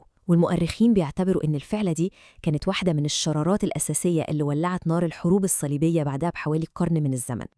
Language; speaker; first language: Arabic; native; Arabic